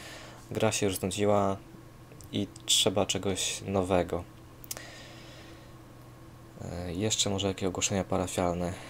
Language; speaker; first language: Polish; native; Polish